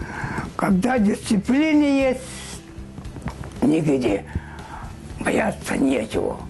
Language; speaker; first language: Russian; non-native, local second language; Yakut